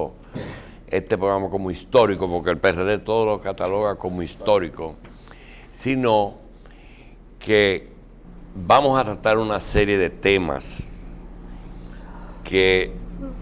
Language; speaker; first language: Spanish; native; Spanish